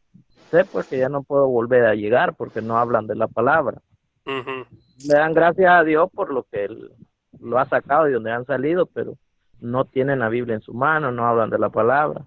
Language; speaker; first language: Spanish; native; Spanish